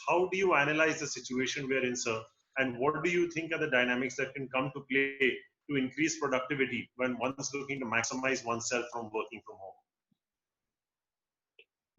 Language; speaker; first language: English; non-native, local second language; Hindi